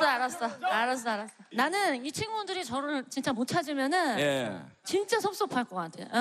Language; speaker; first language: Korean; native; Korean